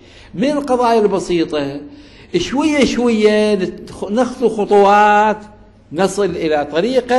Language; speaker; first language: Arabic; native; Arabic